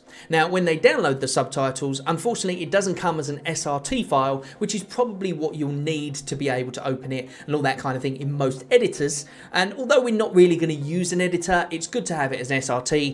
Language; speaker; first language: English; native; English